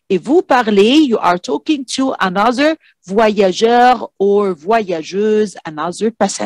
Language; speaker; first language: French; non-native, fluent; Arabic